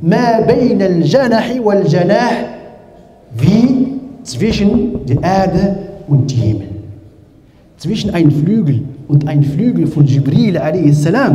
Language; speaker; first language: German; non-native, learner; Arabic